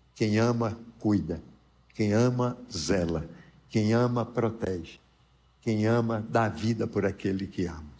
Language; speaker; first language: Portuguese; native; Portuguese